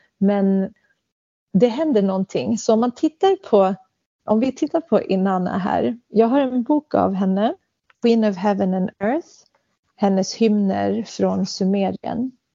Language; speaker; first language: Swedish; early bilingual, other home language; Central Kurdish